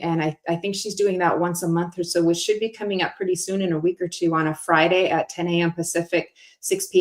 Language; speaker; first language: English; native; English